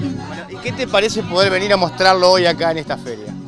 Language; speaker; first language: Spanish; native; Spanish